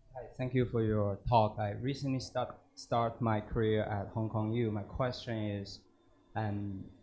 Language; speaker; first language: English; native; English